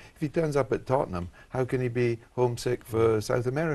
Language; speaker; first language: English; native; English